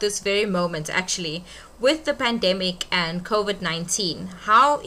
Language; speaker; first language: English; native; English